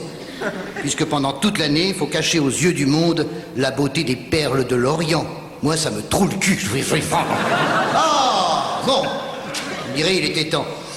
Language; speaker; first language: French; native; French